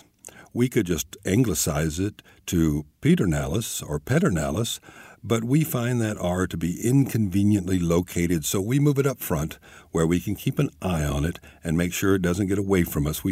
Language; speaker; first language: English; native; English